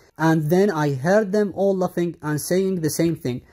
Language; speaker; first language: English; non-native, fluent; Arabic